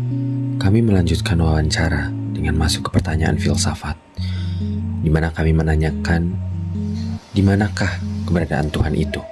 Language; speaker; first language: Indonesian; native; Indonesian